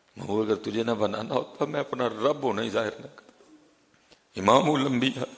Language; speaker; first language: Urdu; non-native, local second language; Punjabi